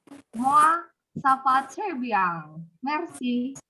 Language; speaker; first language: French; non-native, learner; Indonesian